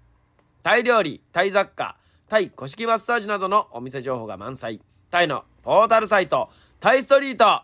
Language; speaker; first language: Japanese; native; Japanese